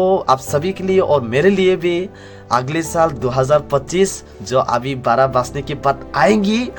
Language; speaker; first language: Hindi; non-native, local second language; Kok Borok